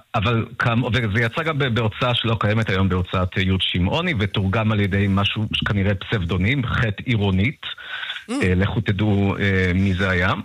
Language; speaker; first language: Hebrew; early bilingual, other home language; Russian